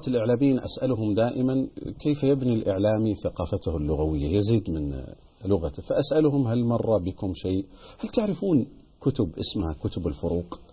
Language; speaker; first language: Arabic; native; Arabic